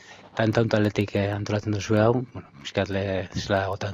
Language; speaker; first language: Basque; native; Basque